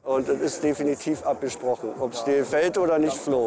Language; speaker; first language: German; native; German